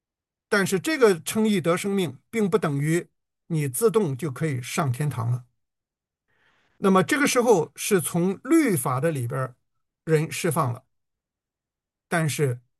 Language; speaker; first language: Chinese; native; Chinese